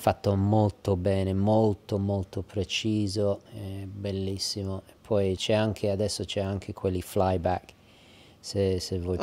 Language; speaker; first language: Italian; early bilingual, heritage; English